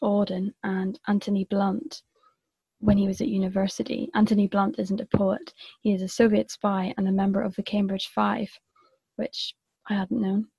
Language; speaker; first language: English; native; English